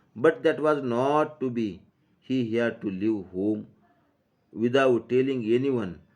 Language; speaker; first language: English; non-native, local second language; Marathi